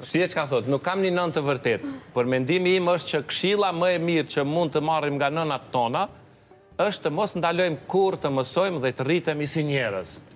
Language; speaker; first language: Albanian; native; Albanian